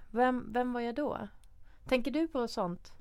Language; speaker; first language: Swedish; early bilingual, other home language; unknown